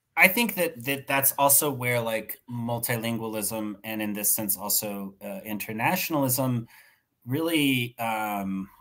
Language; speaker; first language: English; native; English